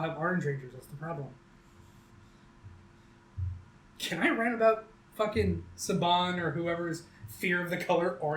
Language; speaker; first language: English; native; English